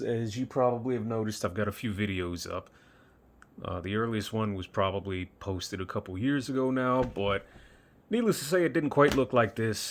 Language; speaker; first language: English; native; English